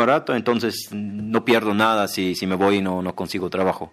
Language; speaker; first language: Spanish; non-native, fluent; German